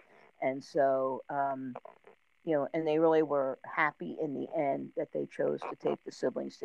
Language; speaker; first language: English; native; English